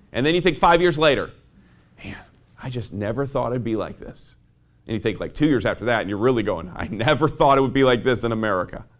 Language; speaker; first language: English; native; English